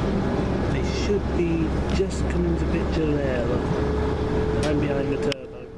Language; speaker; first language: English; native; English